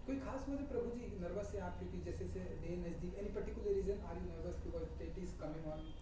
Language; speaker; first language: Hindi; native; Hindi